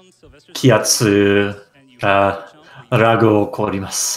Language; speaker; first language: Japanese; non-native, learner; English